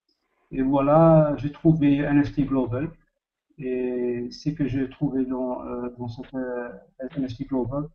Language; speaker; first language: French; non-native, learner; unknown